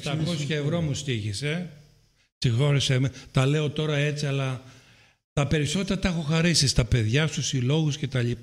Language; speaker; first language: Greek; native; Greek